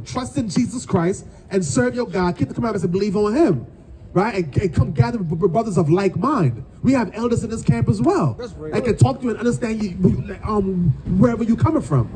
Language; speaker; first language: English; native; English